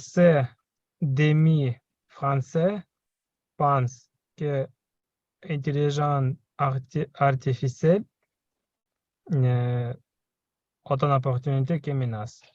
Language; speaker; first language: French; non-native, learner; Russian